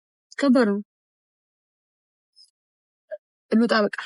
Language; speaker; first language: Amharic; native; Amharic